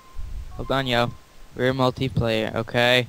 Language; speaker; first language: English; native; English